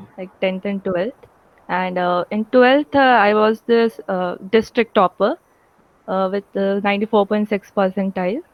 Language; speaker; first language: English; non-native, local second language; Hindi